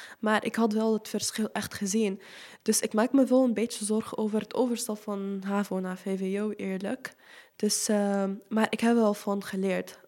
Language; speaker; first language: Dutch; non-native, fluent; Arabic